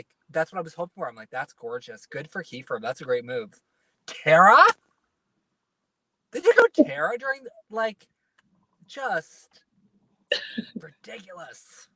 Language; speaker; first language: English; native; English